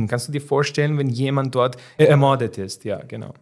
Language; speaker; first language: German; non-native, fluent; Serbian